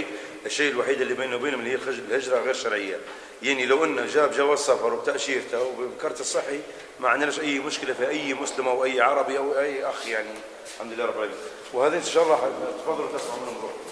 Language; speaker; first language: Arabic; native; Arabic